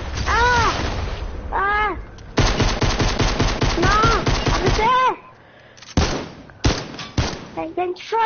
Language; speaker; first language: French; native; French